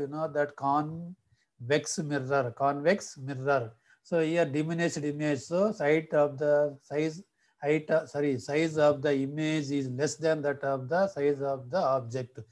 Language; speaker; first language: English; non-native, local second language; Telugu